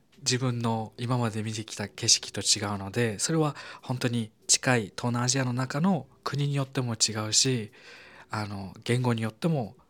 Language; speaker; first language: Japanese; native; Japanese